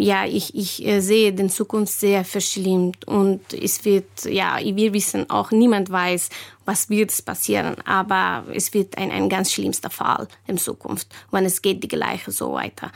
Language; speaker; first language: German; non-native, fluent; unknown